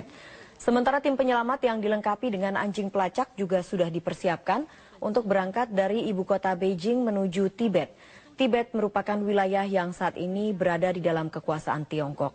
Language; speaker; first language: Indonesian; native; Indonesian